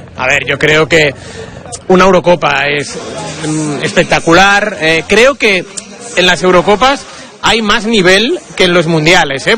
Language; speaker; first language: Spanish; native; Spanish